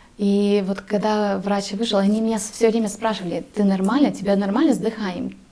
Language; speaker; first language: Russian; early bilingual, heritage; Russian